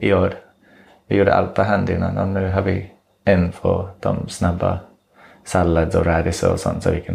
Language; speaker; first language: Swedish; non-native, fluent; English